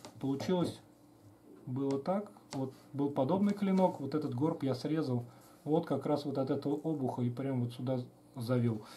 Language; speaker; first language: Russian; native; Russian